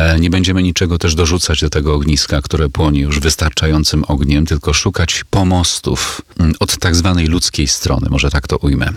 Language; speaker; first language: Polish; native; Polish